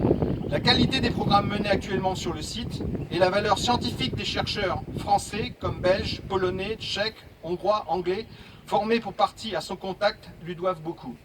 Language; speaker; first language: French; native; French